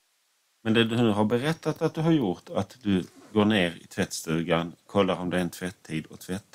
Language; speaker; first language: Swedish; native; Swedish